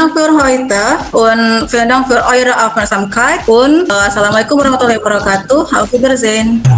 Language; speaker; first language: German; non-native, learner; Indonesian